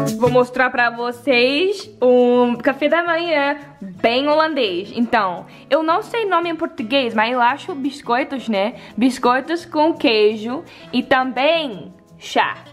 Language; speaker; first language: Portuguese; non-native, learner; Dutch